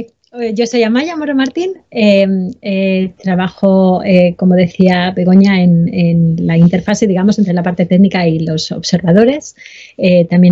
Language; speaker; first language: Spanish; native; Spanish